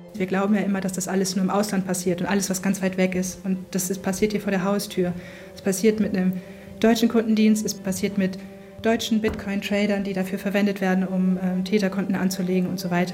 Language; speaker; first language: German; native; German